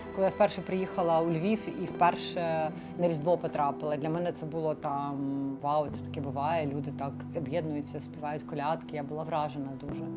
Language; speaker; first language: Ukrainian; non-native, local second language; Russian